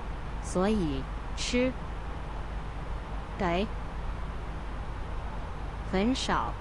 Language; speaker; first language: Chinese; non-native, learner; English